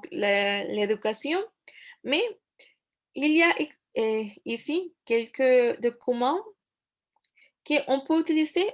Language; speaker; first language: French; non-native, fluent; Spanish